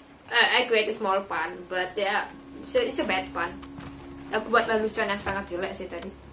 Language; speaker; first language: English; non-native, fluent; Indonesian